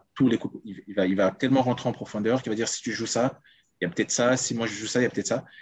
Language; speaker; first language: French; non-native, local second language; Sango